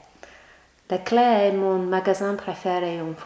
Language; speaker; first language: French; non-native, learner; English